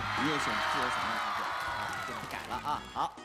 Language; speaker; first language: Chinese; native; Chinese